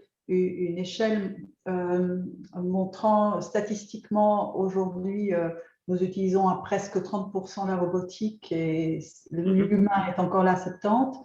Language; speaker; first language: French; native; French